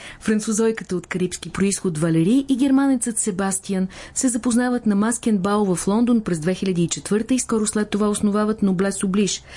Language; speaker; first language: Bulgarian; native; Bulgarian